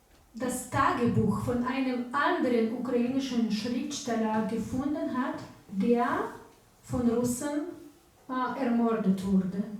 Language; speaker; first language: German; non-native, fluent; Ukrainian